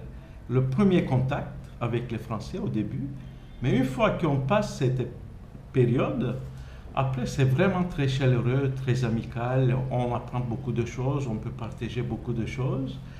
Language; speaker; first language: French; non-native, fluent; Turkish